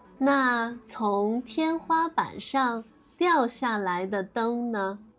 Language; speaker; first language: Chinese; native; Chinese